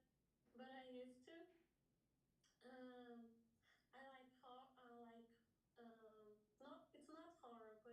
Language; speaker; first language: English; non-native, learner; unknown